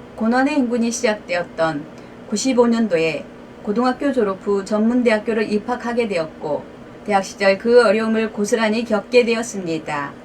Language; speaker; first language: Korean; native; Korean